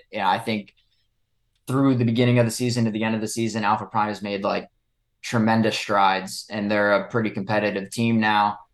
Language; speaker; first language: English; native; English